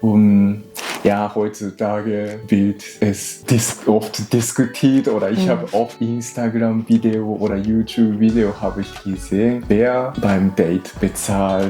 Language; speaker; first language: German; non-native, learner; Japanese